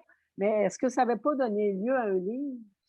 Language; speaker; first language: French; native; French